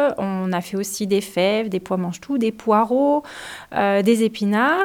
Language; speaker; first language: French; native; French